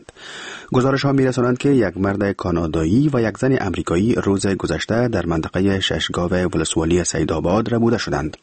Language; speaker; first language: Persian; native; Persian